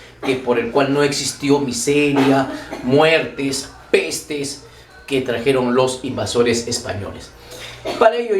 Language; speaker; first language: Spanish; native; Spanish